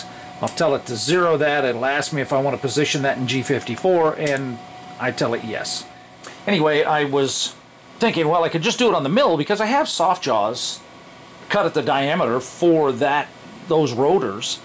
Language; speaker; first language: English; native; English